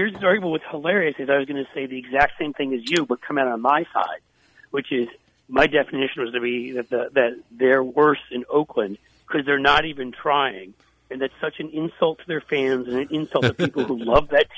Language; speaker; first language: English; native; English